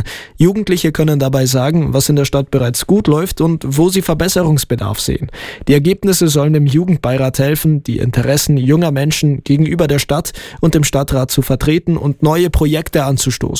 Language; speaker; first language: German; native; German